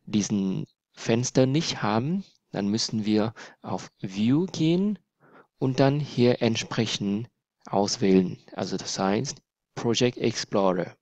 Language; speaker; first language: German; non-native, fluent; Vietnamese